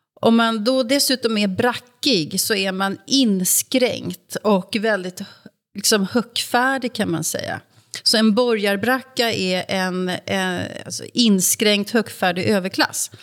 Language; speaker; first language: Swedish; native; Swedish